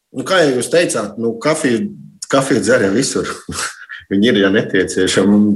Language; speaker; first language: Latvian; native; Latvian